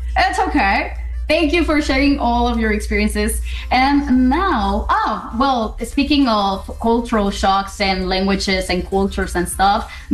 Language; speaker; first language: English; non-native, fluent; Spanish